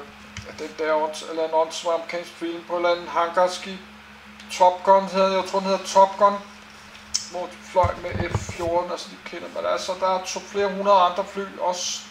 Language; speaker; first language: Danish; native; Danish